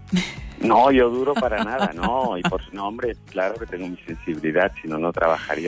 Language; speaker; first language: Spanish; native; Spanish